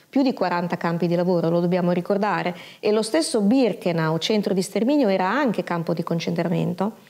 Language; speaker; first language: Italian; native; Italian